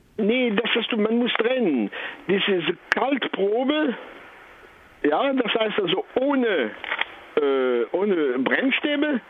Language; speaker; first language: German; non-native, fluent; French